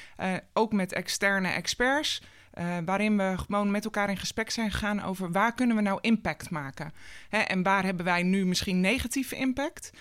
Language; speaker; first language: Dutch; native; Dutch